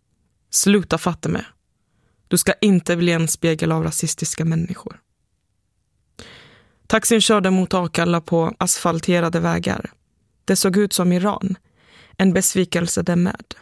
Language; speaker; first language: Swedish; early bilingual, other home language; Persian